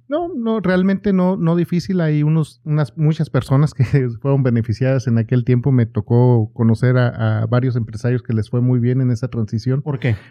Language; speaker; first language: Spanish; native; Spanish